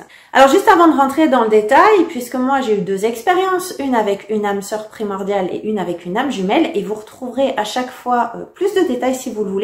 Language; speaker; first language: French; native; French